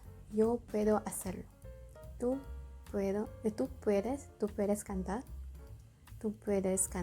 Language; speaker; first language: Spanish; non-native, learner; Indonesian